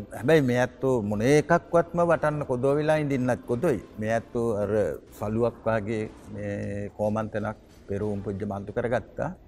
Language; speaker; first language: Sinhala; native; Sinhala